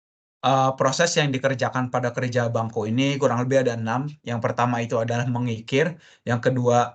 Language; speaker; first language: Indonesian; native; Indonesian